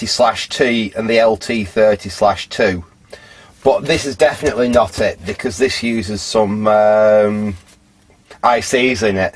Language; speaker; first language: English; native; English